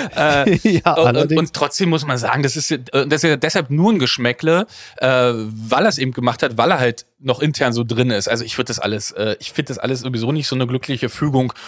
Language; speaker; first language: German; native; German